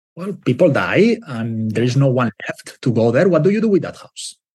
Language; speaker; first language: English; non-native, fluent; Spanish